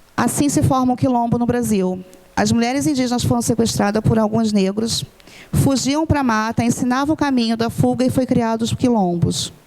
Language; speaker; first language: Portuguese; non-native, fluent; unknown